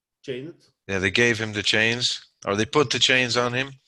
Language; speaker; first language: English; native; English